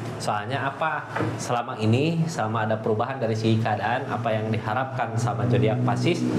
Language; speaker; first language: Indonesian; native; Indonesian